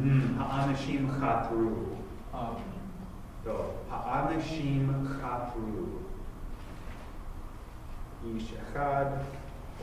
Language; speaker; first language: Hebrew; non-native, fluent; English